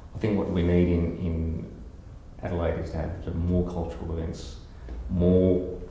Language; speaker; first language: English; early bilingual, other home language; Russian